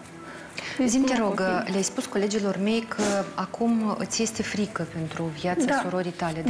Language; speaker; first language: Romanian; native; Romanian